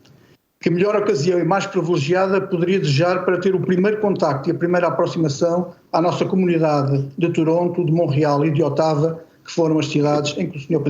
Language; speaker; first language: Portuguese; native; Portuguese